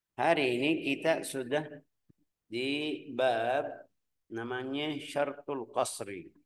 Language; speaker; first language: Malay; non-native, fluent; Arabic